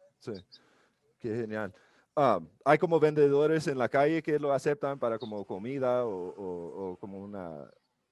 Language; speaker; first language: Spanish; non-native, learner; English